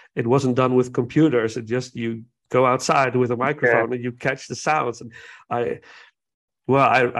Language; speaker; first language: English; non-native, fluent; Dutch